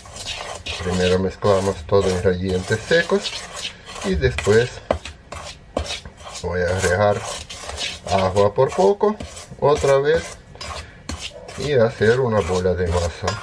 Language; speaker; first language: Spanish; non-native, fluent; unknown